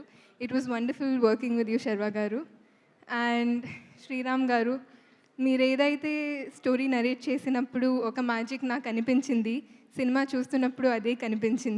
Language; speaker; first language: Telugu; non-native, fluent; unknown